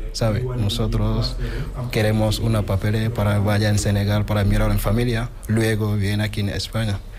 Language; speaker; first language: Spanish; non-native, learner; Wolof